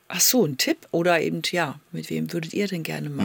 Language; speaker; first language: German; native; German